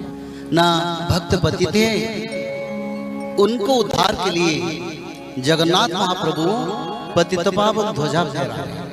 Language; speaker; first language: Hindi; non-native, local second language; Odia